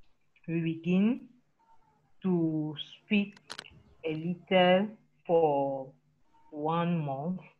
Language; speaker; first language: English; non-native, learner; French